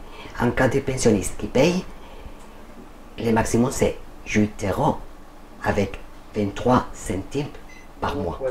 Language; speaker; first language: French; non-native, learner; Spanish